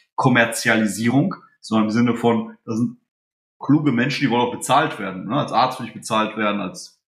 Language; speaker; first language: German; early bilingual, other home language; Polish